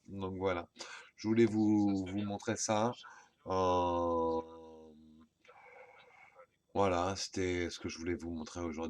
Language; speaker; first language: French; native; French